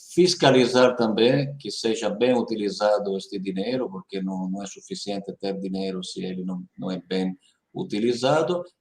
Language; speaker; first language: Portuguese; non-native, fluent; Italian